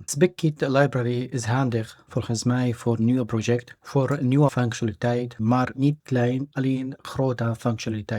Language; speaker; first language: Dutch; non-native, fluent; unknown